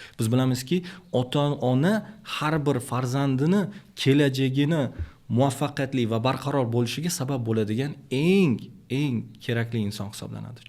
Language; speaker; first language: Uzbek; native; Uzbek